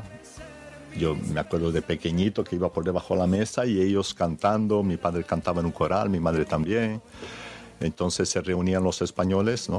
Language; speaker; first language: Spanish; early bilingual, heritage; Spanish